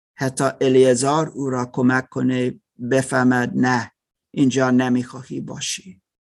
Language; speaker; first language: Persian; non-native, learner; German